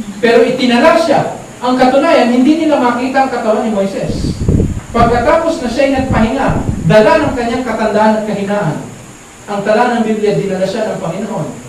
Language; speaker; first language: Filipino; native; Filipino